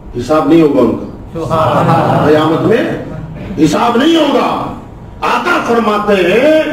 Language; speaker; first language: Hindi; non-native, local second language; Urdu